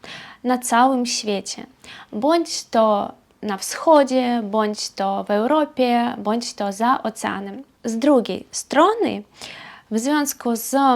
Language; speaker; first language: Polish; non-native, fluent; Belarusian